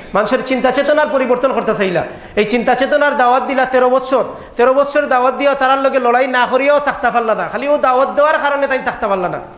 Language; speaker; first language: Bangla; native; Bangla